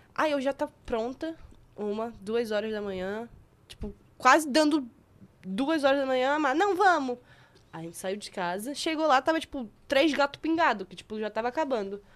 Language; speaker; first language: Portuguese; native; Portuguese